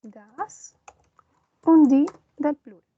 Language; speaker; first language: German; non-native, fluent; Spanish